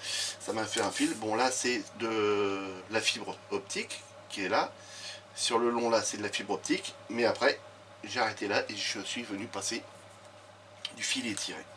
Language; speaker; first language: French; native; French